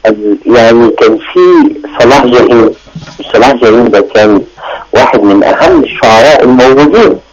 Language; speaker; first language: Arabic; native; Arabic